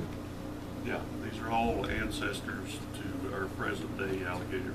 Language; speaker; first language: English; native; English